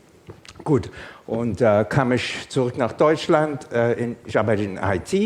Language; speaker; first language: German; non-native, fluent; English